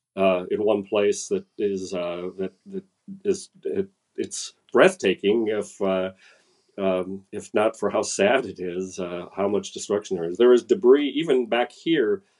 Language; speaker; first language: English; native; English